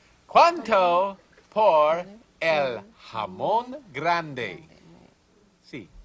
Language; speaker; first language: Spanish; non-native, learner; English